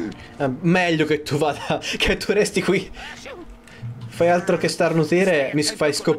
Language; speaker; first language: Italian; native; Italian